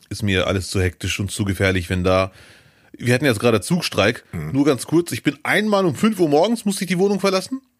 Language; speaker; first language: German; early bilingual, other home language; Arabic